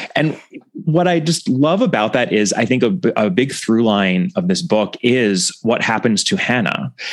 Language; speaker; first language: English; native; English